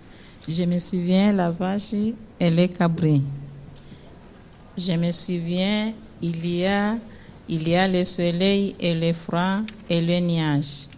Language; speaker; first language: French; non-native, learner; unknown